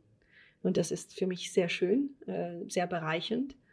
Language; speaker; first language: German; non-native, fluent; Italian